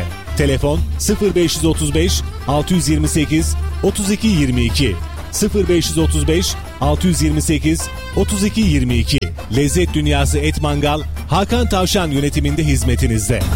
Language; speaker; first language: Turkish; native; Turkish